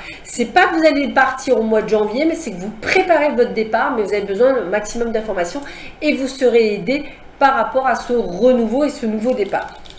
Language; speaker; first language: French; native; French